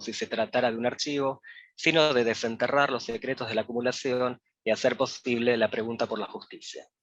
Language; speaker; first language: Spanish; native; Spanish